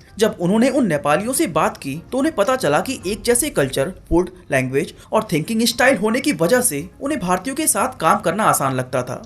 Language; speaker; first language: Hindi; native; Hindi